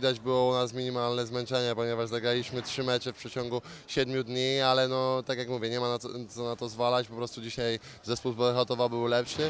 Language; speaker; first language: Polish; native; Polish